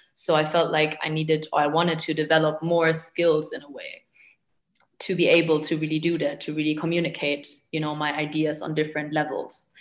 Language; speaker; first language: English; non-native, fluent; German